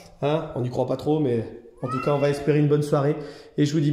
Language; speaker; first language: French; native; French